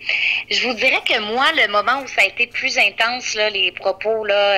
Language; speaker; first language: French; native; French